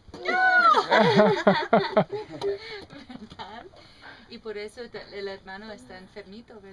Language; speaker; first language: Spanish; non-native, fluent; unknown